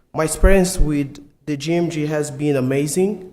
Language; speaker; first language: English; non-native, fluent; Portuguese